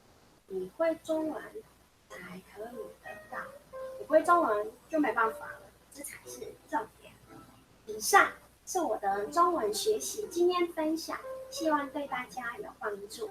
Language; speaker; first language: Chinese; non-native, fluent; Mongolian